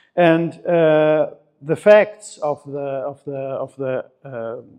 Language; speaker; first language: English; non-native, fluent; Italian